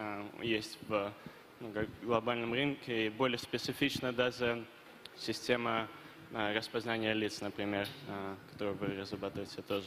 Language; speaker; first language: Russian; non-native, fluent; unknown